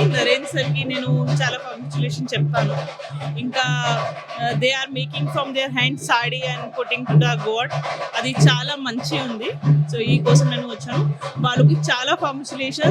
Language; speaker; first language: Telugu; non-native, local second language; Hindi